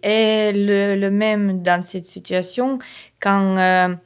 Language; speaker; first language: French; non-native, learner; Ukrainian